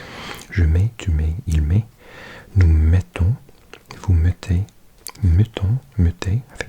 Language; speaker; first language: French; non-native, learner; English